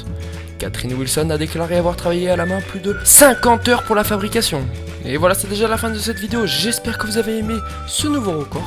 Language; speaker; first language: French; native; French